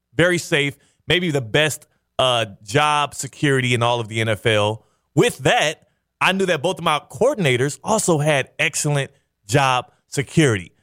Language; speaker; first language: English; native; English